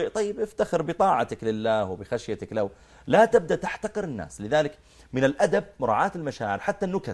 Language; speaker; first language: Arabic; native; Arabic